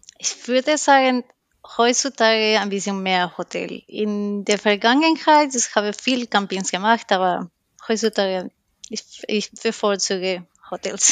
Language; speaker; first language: German; non-native, learner; Spanish